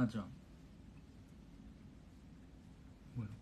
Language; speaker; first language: Korean; non-native, fluent; Chinese